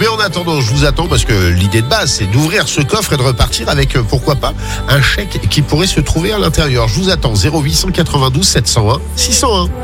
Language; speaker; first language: French; native; French